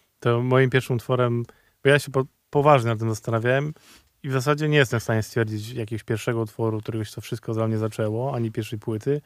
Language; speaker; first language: Polish; native; Polish